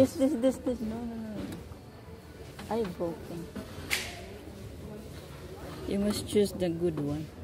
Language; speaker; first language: English; non-native, learner; Filipino